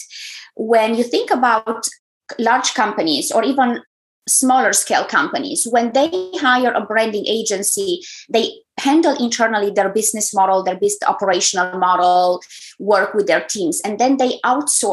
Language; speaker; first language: English; non-native, fluent; Romanian